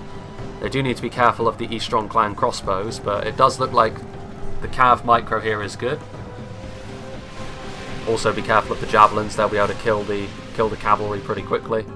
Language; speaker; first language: English; native; English